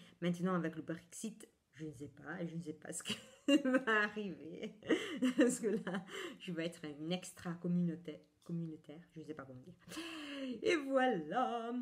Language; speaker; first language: French; non-native, fluent; Italian